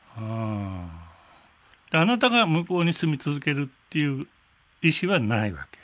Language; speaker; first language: Japanese; native; Japanese